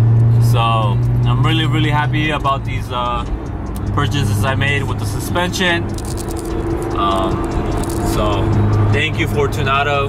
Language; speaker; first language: English; native; English